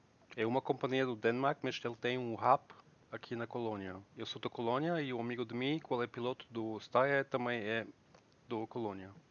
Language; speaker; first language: Portuguese; non-native, learner; German